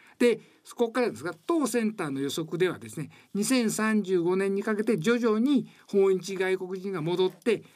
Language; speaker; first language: Japanese; native; Japanese